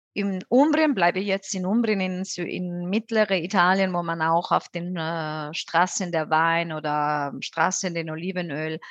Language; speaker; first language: German; non-native, fluent; Italian